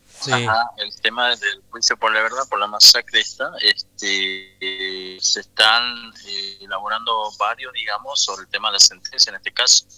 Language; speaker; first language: Spanish; non-native, local second language; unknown